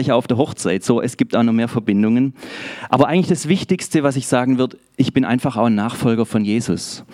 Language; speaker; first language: German; native; German